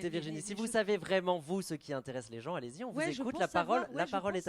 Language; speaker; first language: French; native; French